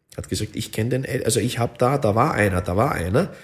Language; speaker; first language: German; native; German